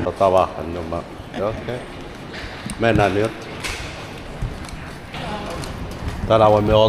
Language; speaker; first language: Finnish; non-native, learner; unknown